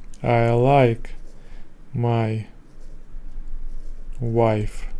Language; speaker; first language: English; non-native, learner; Russian